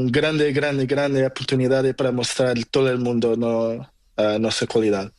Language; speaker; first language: Spanish; non-native, learner; Portuguese